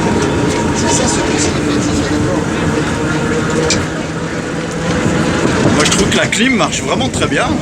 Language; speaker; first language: French; native; French